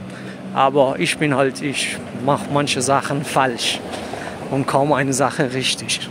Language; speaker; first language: German; non-native, fluent; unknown